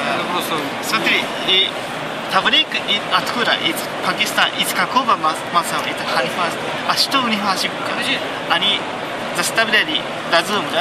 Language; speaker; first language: Russian; non-native, learner; Japanese